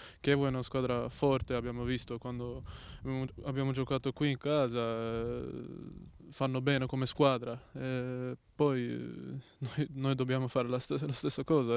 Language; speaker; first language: Italian; non-native, learner; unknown